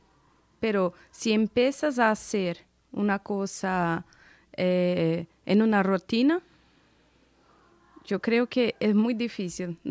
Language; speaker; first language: Spanish; non-native, fluent; Portuguese